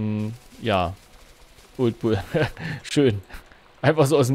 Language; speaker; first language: German; native; German